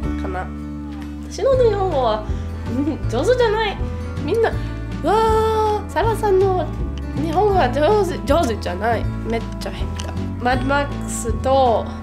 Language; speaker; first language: Japanese; non-native, learner; English